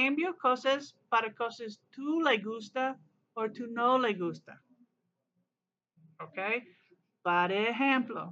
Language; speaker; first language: Spanish; non-native, learner; English